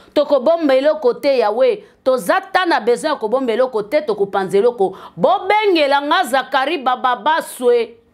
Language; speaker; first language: Lingala; native; Lingala